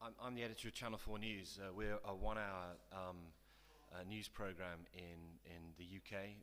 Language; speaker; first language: English; native; English